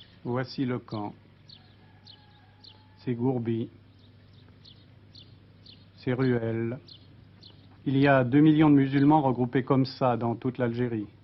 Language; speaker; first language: French; native; French